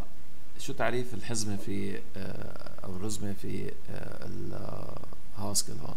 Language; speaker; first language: Arabic; native; Arabic